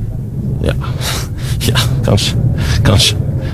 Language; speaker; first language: Norwegian; non-native, learner; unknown